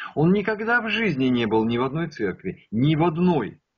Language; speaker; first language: Russian; native; Russian